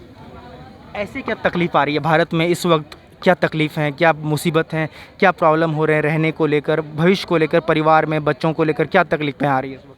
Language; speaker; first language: Hindi; native; Hindi